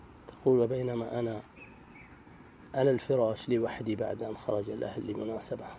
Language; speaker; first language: Arabic; native; Arabic